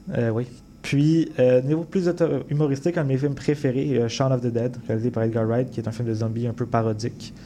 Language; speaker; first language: French; native; French